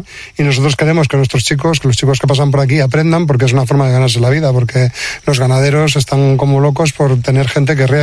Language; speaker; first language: Spanish; native; Spanish